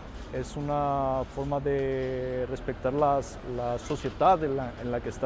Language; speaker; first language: Catalan; non-native, fluent; Spanish